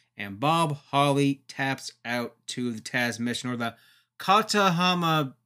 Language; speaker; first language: English; native; English